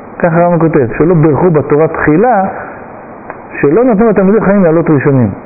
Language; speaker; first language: Hebrew; native; Hebrew